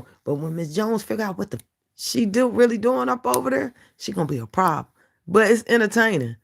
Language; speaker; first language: English; native; English